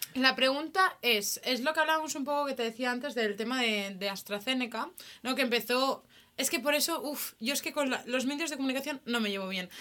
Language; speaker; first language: Spanish; native; Spanish